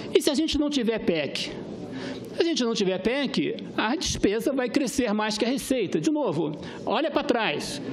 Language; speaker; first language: Portuguese; native; Portuguese